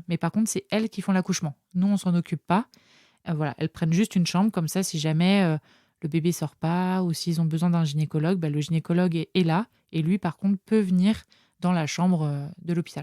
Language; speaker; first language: French; native; French